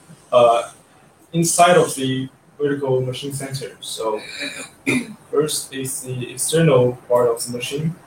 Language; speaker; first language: English; non-native, learner; Chinese